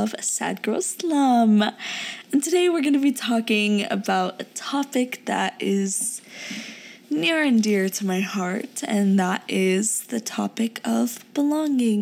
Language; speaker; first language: English; early bilingual, other home language; Urdu